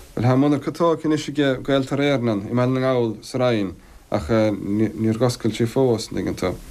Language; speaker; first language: Irish; native; Irish